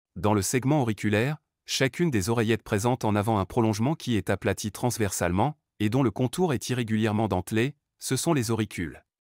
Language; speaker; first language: French; non-native, local second language; Arabic